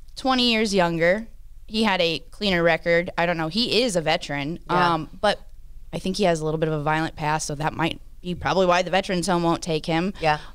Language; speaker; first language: English; native; English